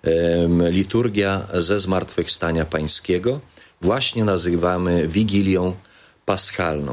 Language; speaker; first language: Polish; native; Polish